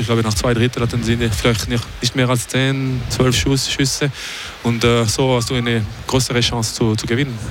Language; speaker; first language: German; non-native, local second language; French